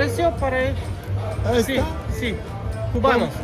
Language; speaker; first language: Spanish; non-native, learner; Romanian